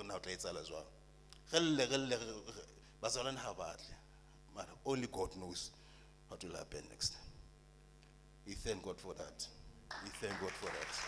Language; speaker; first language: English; non-native, local second language; Southern Sotho